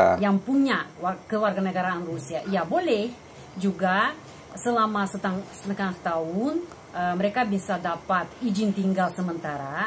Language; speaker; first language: Indonesian; non-native, fluent; Russian